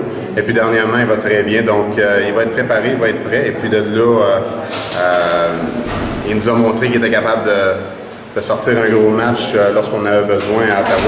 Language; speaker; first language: French; native; French